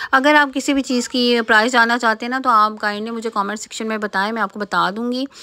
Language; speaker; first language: Urdu; native; Urdu